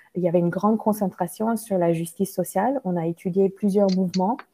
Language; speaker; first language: French; non-native, fluent; English